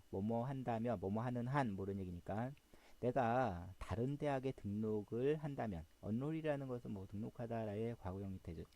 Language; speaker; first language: Korean; native; Korean